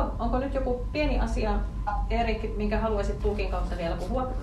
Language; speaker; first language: Finnish; native; Finnish